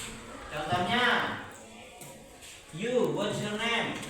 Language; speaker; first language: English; non-native, learner; Indonesian